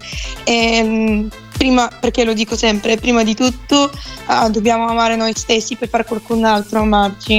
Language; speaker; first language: Italian; non-native, fluent; Bulgarian